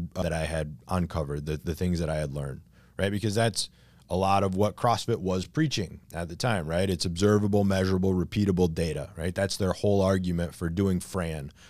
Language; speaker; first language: English; native; English